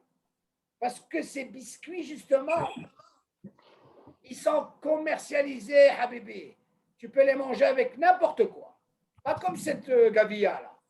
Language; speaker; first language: French; native; French